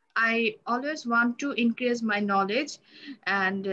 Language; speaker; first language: English; non-native, learner; Bangla